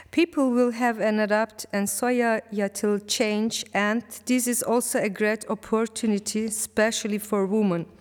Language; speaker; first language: English; non-native, learner; Turkish